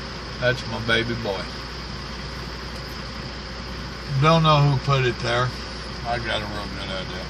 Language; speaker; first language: English; native; English